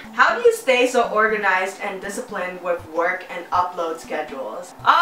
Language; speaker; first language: English; non-native, local second language; Chinese